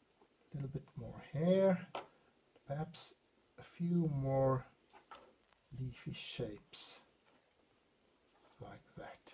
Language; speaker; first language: English; non-native, fluent; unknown